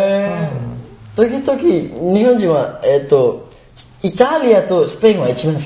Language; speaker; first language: Japanese; non-native, learner; Burmese